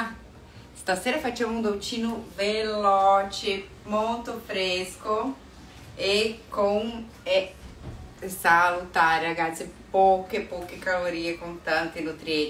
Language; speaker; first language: Italian; non-native, fluent; Portuguese